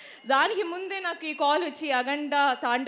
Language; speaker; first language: Telugu; non-native, learner; Malayalam